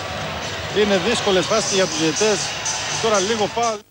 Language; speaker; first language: Greek; native; Greek